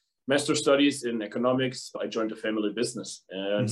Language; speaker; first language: English; non-native, fluent; German